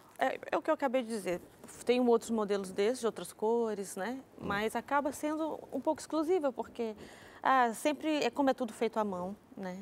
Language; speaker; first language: Portuguese; native; Portuguese